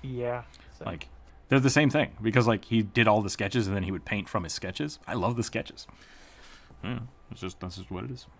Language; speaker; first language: English; native; English